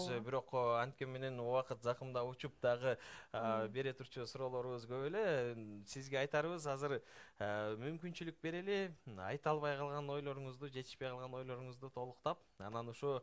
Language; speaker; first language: Kyrgyz; native; Kyrgyz